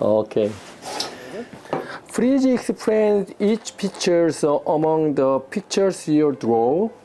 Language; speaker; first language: English; non-native, learner; Korean